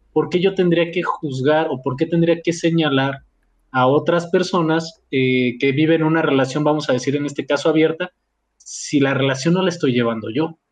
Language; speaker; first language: Spanish; native; Spanish